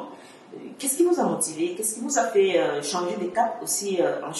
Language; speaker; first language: French; native; French